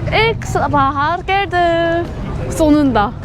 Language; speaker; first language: Turkish; non-native, learner; Korean